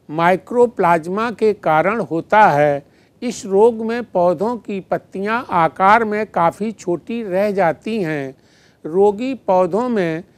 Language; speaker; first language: Hindi; native; Hindi